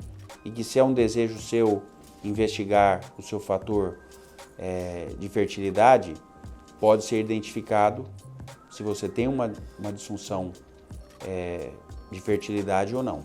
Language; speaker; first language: Portuguese; native; Portuguese